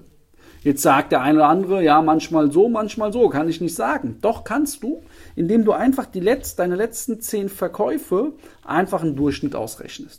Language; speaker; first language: German; native; German